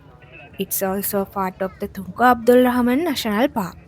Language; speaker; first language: English; non-native, fluent; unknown